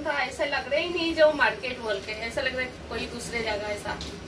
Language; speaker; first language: Hindi; non-native, local second language; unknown